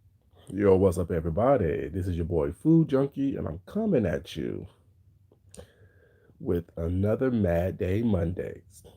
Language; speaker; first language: English; native; English